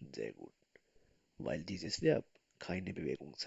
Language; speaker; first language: German; non-native, fluent; Urdu